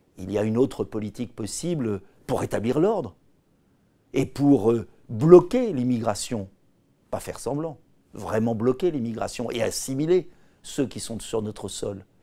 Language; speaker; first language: French; native; French